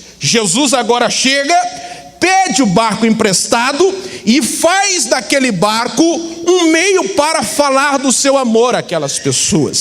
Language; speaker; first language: Portuguese; native; Portuguese